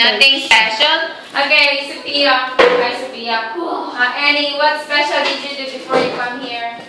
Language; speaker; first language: English; non-native, fluent; Korean